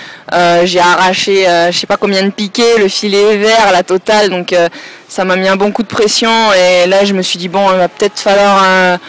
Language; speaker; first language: French; native; French